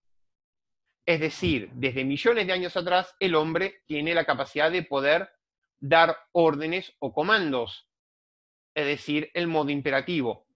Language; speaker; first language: Spanish; native; Spanish